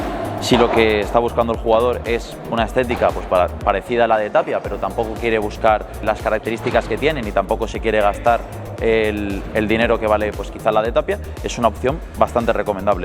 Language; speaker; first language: Spanish; native; Spanish